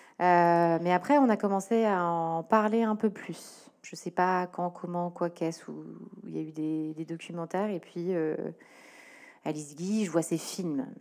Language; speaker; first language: French; native; French